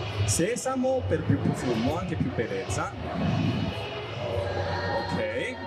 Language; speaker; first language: Italian; non-native, learner; Chinese